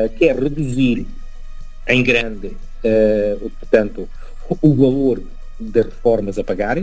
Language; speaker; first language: Portuguese; native; Portuguese